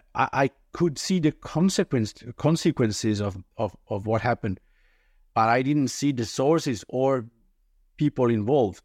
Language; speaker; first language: English; non-native, fluent; Italian